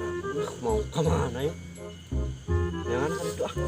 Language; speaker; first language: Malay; non-native, local second language; Sundanese